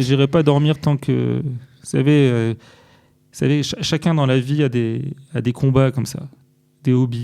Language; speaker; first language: French; native; French